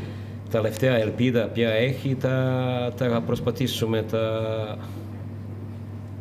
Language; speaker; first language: Greek; non-native, learner; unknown